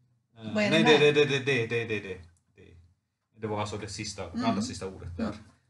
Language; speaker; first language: Swedish; non-native, fluent; Finnish